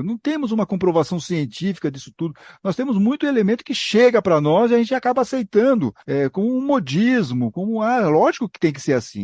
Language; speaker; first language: Portuguese; native; Portuguese